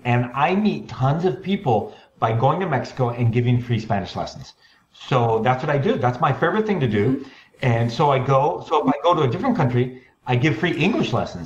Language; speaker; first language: English; native; English